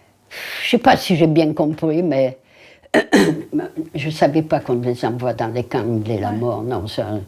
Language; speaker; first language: French; non-native, fluent; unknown